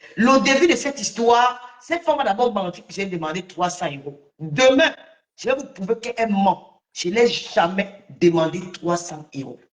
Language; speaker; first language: French; native; French